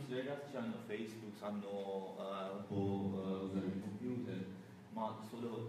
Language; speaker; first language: Italian; non-native, learner; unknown